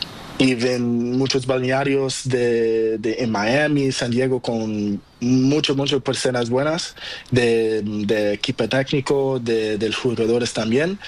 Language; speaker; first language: Spanish; non-native, learner; Portuguese